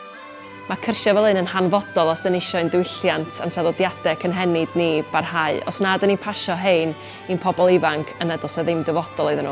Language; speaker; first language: Welsh; native; Welsh